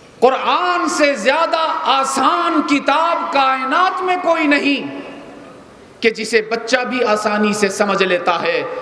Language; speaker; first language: Urdu; native; Urdu